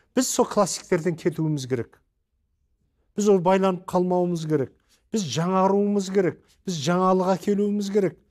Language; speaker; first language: Kazakh; native; Kazakh